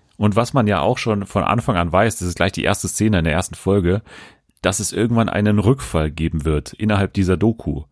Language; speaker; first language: German; native; German